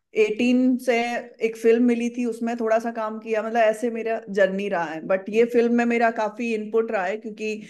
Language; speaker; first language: Hindi; native; Hindi